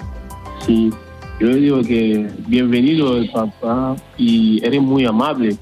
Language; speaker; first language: Spanish; non-native, learner; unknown